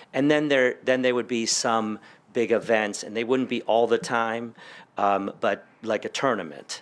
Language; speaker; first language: English; early bilingual, other home language; Spanish